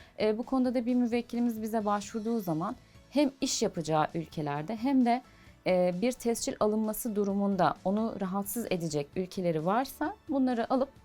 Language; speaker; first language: Turkish; native; Turkish